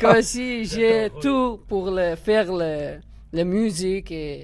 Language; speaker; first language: French; non-native, learner; Arabic